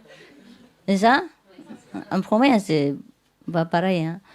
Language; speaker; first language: French; non-native, learner; Vietnamese